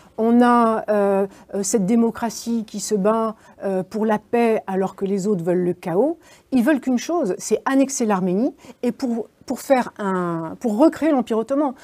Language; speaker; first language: French; native; French